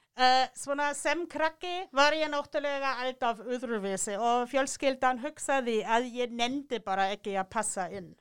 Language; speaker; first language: Icelandic; non-native, fluent; German